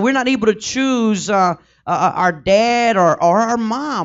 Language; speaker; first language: English; early bilingual, other home language; Spanish